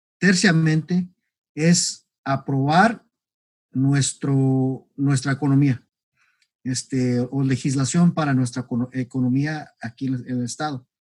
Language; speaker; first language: Spanish; early bilingual, heritage; English